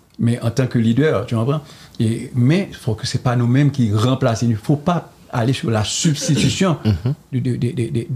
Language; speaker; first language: French; non-native, local second language; Haitian Creole